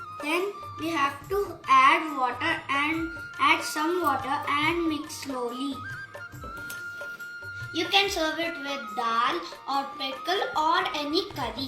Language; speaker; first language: English; non-native, local second language; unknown